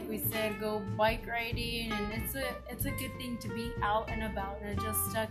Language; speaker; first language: English; native; English